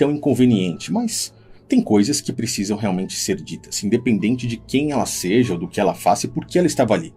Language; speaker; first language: Portuguese; native; Portuguese